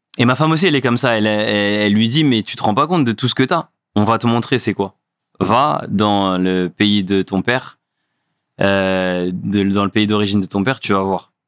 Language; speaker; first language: French; early bilingual, other home language; Fula